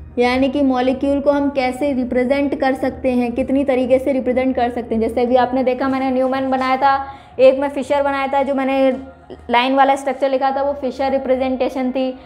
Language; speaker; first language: Hindi; native; Hindi